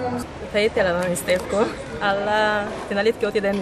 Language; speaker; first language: Greek; non-native, fluent; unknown